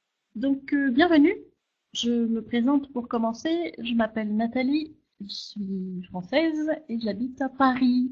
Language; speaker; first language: French; native; French